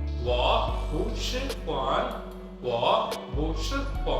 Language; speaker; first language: Chinese; non-native, learner; Urdu